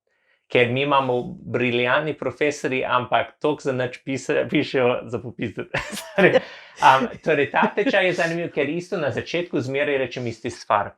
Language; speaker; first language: Slovenian; non-native, learner; English